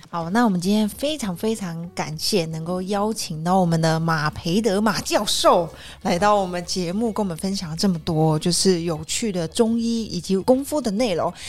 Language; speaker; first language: Chinese; native; Chinese